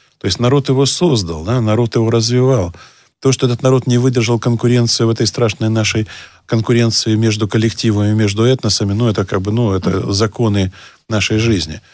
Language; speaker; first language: Russian; native; Russian